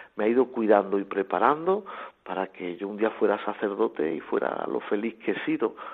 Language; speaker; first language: Spanish; native; Spanish